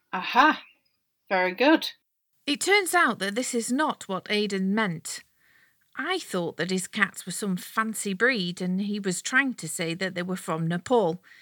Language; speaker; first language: English; native; English